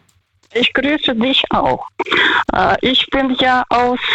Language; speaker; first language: German; non-native, fluent; Russian